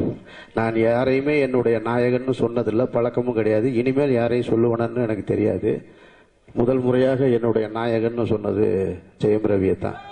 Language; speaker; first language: Tamil; native; Tamil